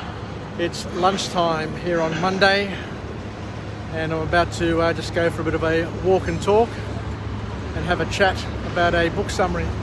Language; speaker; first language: English; native; English